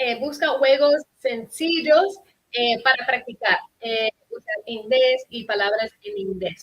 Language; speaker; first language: Spanish; non-native, fluent; English